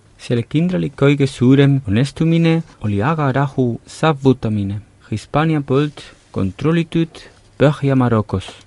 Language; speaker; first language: Estonian; non-native, fluent; Spanish